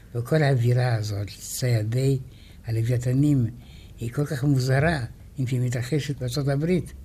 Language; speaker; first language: Hebrew; native; Hebrew